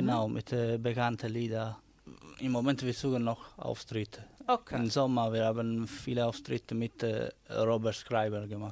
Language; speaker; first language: German; non-native, learner; Italian